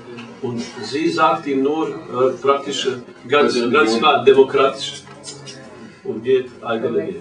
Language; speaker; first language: German; non-native, learner; Croatian